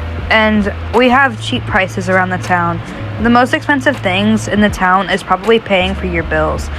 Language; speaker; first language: English; native; English